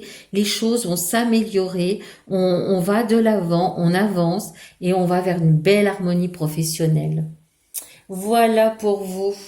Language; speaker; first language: French; native; French